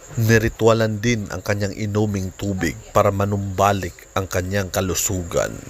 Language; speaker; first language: Filipino; non-native, local second language; Cebuano